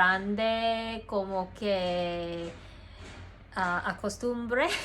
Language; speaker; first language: Spanish; non-native, learner; Cantonese